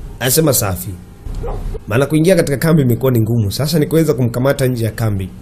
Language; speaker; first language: Swahili; native; Swahili